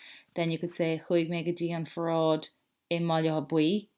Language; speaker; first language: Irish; non-native, local second language; English